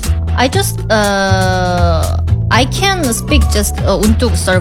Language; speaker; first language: English; non-native, learner; Korean